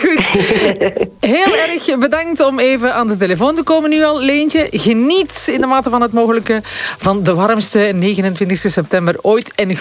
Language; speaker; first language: Dutch; native; Dutch